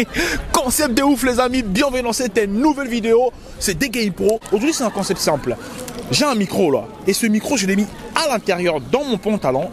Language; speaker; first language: French; native; French